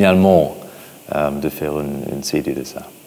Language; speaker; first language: French; non-native, fluent; English